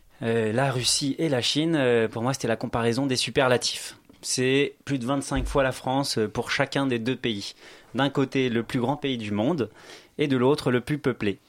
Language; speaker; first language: French; native; French